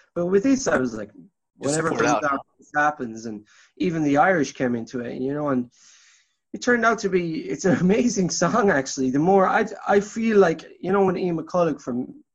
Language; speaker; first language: English; native; English